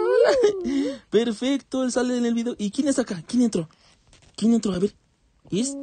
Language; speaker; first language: Spanish; native; Spanish